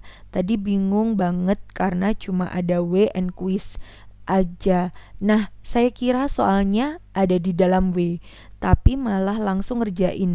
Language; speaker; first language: Indonesian; native; Indonesian